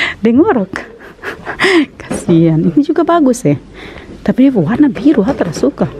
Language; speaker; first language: Indonesian; native; Indonesian